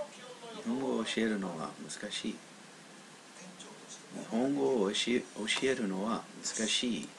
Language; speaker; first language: Japanese; non-native, learner; English